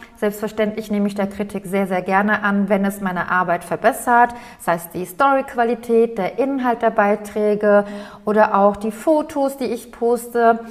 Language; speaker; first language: German; early bilingual, other home language; Turkish